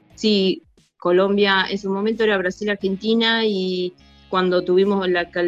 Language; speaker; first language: Spanish; native; Spanish